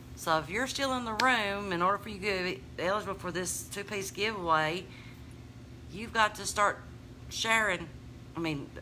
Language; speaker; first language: English; native; English